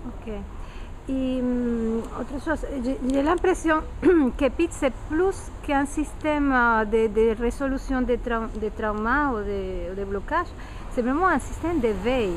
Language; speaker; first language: French; non-native, fluent; Spanish